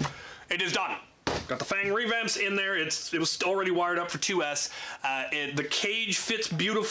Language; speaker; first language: English; native; English